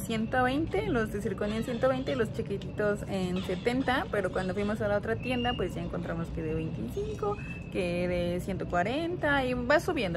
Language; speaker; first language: Spanish; native; Spanish